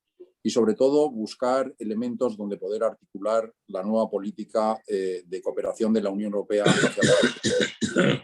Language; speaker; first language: Spanish; native; Spanish